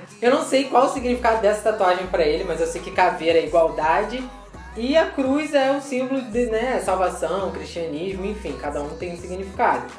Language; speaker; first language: Portuguese; native; Portuguese